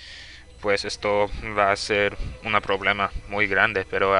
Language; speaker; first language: Spanish; non-native, learner; English